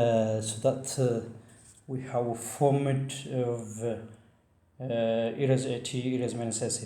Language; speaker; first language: English; non-native, fluent; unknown